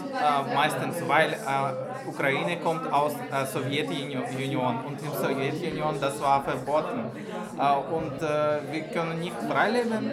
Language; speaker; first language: German; non-native, learner; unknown